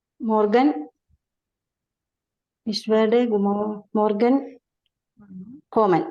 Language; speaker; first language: German; non-native, learner; Malayalam